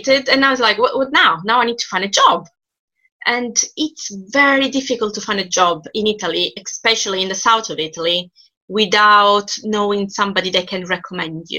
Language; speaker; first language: English; non-native, fluent; Italian